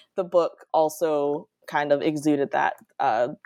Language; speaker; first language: English; native; English